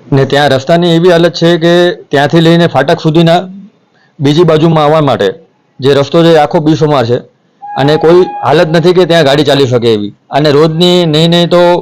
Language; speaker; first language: Gujarati; native; Gujarati